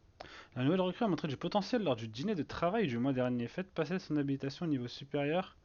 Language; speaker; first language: French; native; French